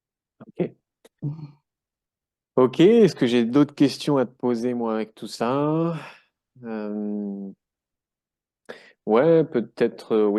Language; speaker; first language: French; native; French